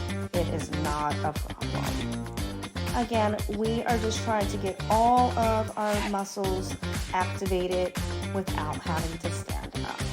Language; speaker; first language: English; native; English